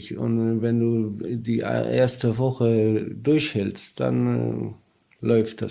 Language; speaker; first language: German; non-native, learner; Polish